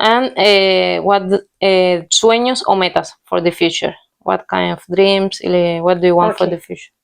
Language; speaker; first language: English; non-native, learner; Spanish